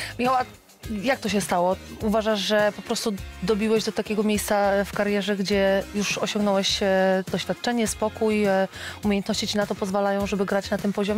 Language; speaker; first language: Polish; native; Polish